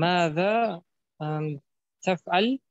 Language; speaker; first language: Arabic; non-native, learner; German